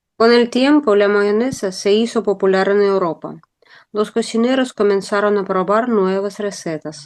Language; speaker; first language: Spanish; non-native, learner; Russian